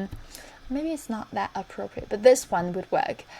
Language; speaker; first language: English; non-native, fluent; Chinese